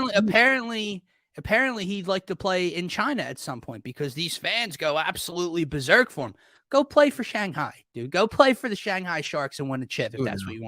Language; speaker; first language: English; native; English